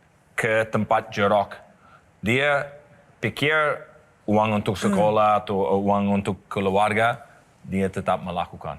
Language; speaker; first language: Indonesian; non-native, learner; English